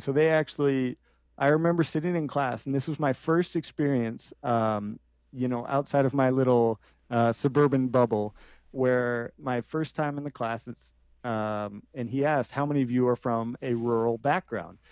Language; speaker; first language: English; native; English